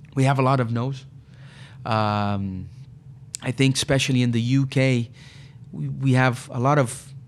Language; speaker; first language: English; non-native, fluent; Portuguese